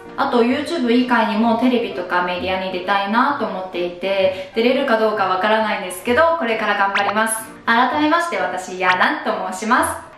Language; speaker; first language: Japanese; non-native, fluent; Chinese